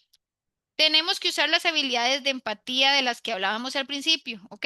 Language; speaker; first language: Spanish; native; Spanish